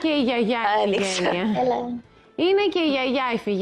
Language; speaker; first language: Greek; native; Greek